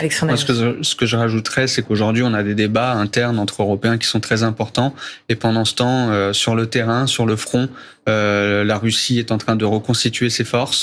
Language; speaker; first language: French; native; French